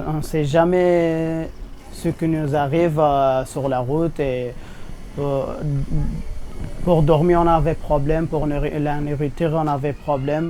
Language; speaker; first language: French; non-native, learner; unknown